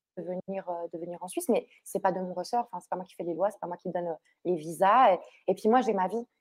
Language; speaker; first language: French; early bilingual, other home language; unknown